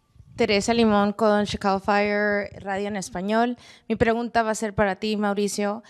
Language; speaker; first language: Spanish; native; Spanish